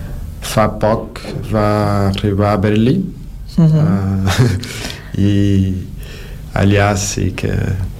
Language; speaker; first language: Catalan; non-native, learner; Portuguese